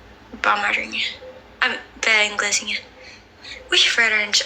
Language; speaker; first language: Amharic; early bilingual, heritage; Amharic